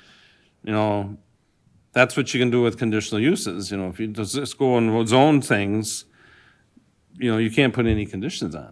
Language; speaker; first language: English; native; English